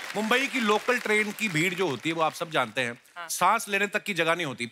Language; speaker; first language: Hindi; native; Hindi